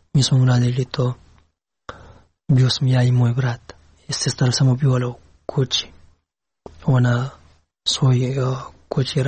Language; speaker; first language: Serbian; non-native, learner; Pashto